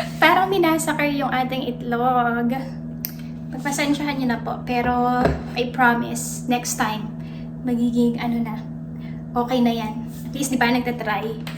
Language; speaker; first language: Filipino; native; Filipino